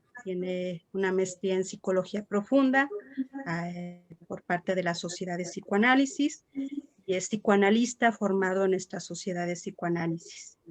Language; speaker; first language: Spanish; native; Spanish